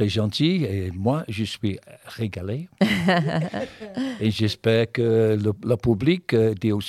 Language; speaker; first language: French; non-native, fluent; English